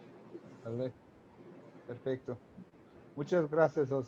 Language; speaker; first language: Spanish; non-native, learner; Portuguese